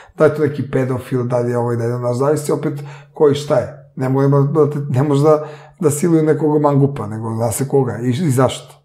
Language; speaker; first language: Serbian; native; Serbian